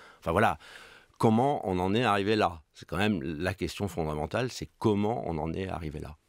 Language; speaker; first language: French; native; French